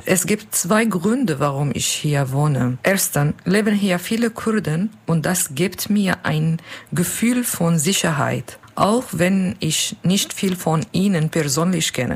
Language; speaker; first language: German; non-native, fluent; Kurdish